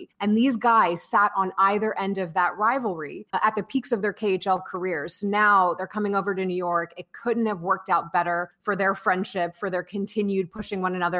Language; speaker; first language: English; native; English